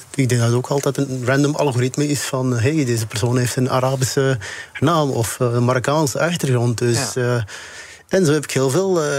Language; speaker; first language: Dutch; native; Dutch